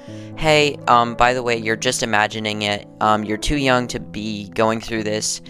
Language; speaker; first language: English; native; English